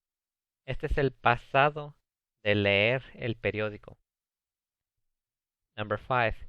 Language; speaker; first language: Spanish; early bilingual, heritage; Spanish